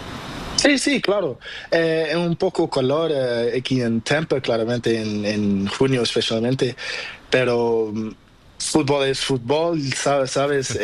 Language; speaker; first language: Spanish; non-native, learner; Portuguese